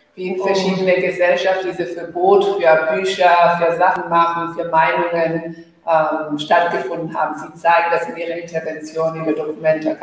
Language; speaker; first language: German; non-native, fluent; Spanish